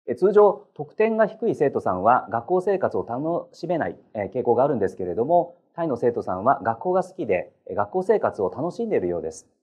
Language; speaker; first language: Japanese; native; Japanese